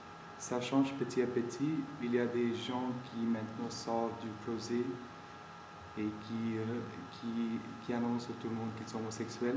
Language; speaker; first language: French; non-native, fluent; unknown